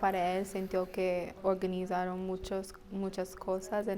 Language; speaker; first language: Spanish; non-native, fluent; English